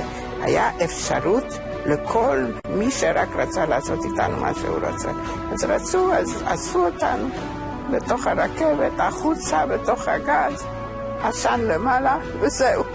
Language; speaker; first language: Hebrew; non-native, fluent; Hungarian